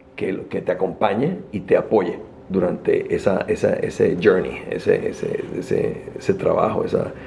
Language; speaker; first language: Spanish; native; Spanish